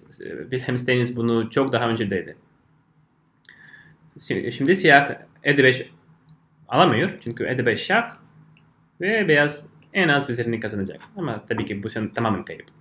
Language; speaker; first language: Turkish; non-native, fluent; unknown